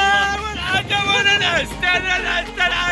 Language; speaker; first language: Arabic; native; Arabic